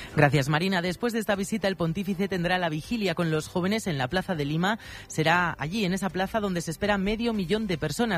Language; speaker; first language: Spanish; native; Spanish